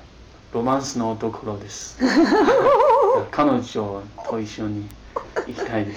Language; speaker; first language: Japanese; non-native, learner; Chinese